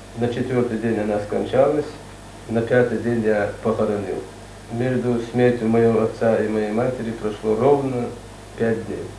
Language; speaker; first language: Russian; non-native, local second language; Chechen